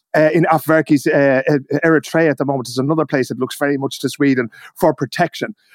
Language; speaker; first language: English; native; English